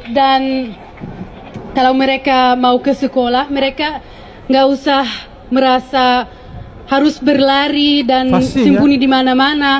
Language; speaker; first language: Indonesian; non-native, fluent; Arabic